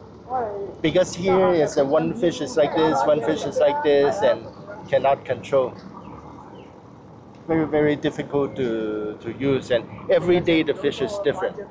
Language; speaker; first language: English; non-native, local second language; Cantonese